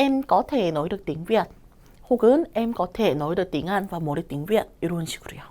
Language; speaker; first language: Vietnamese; non-native, fluent; Korean